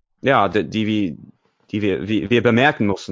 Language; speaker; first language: German; non-native, learner; English